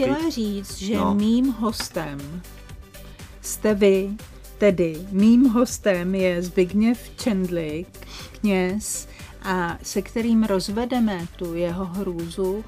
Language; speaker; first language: Czech; native; Czech